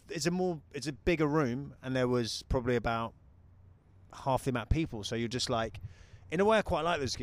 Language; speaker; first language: English; native; English